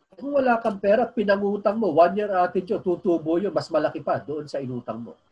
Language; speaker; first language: Filipino; native; Filipino